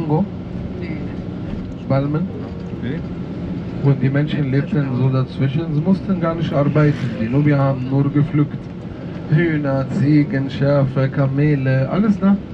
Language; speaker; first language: German; non-native, fluent; Arabic